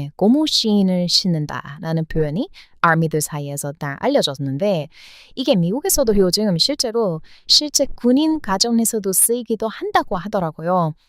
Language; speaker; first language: Korean; non-native, fluent; English